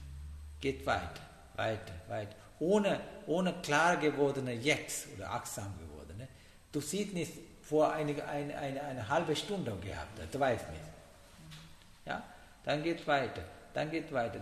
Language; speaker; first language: German; non-native, learner; Sinhala